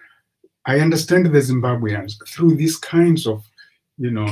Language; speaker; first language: English; non-native, local second language; Swahili